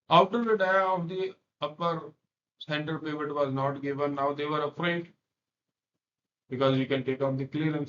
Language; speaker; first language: English; non-native, local second language; Hindi